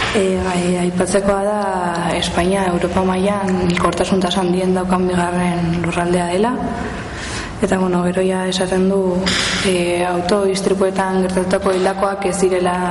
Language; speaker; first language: Basque; non-native, local second language; Spanish